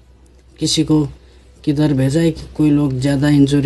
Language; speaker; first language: Hindi; non-native, learner; Nepali